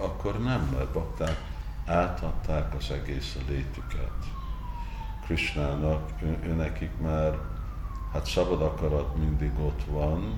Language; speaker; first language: Hungarian; early bilingual, heritage; Hungarian